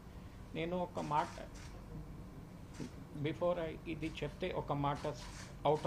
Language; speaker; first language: Telugu; early bilingual, heritage; Telugu